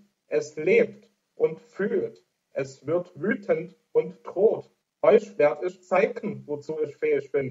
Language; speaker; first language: German; native; German